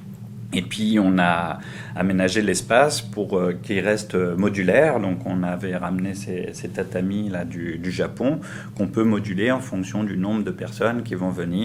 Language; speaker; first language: French; native; French